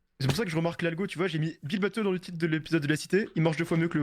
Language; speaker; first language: French; native; French